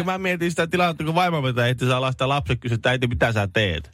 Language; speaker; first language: Finnish; native; Finnish